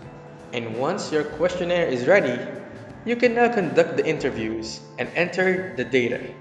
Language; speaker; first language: English; non-native, local second language; Filipino